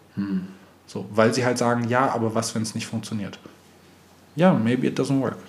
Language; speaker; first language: German; native; German